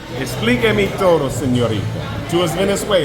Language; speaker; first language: Spanish; non-native, learner; English